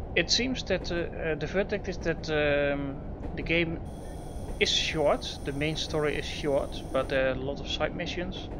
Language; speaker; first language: English; non-native, fluent; Dutch